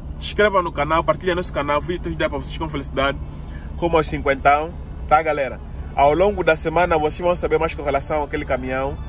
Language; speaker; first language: Portuguese; native; Portuguese